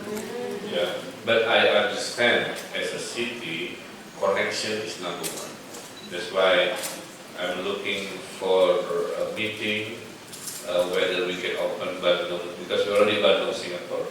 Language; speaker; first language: English; non-native, fluent; Indonesian